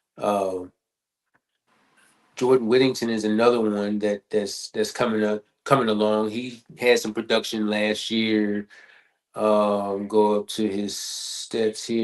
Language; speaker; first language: English; native; English